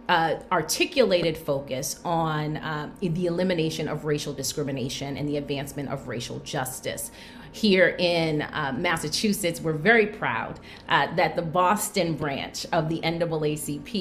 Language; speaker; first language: English; native; English